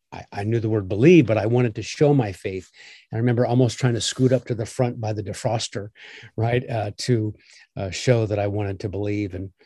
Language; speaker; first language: English; native; English